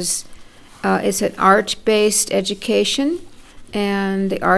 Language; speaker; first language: English; native; English